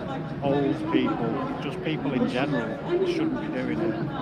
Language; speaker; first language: English; native; English